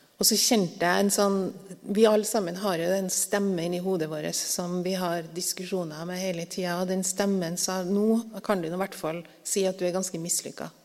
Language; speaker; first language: Norwegian; native; Norwegian